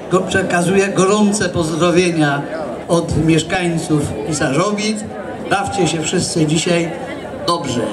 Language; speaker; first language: Polish; native; Polish